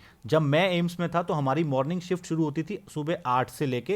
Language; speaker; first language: Hindi; native; Hindi